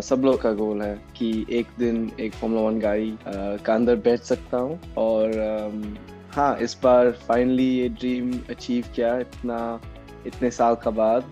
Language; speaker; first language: Hindi; non-native, local second language; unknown